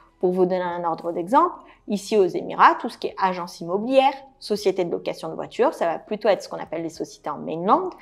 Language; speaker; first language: French; native; French